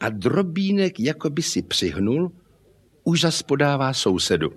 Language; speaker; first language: Czech; native; Czech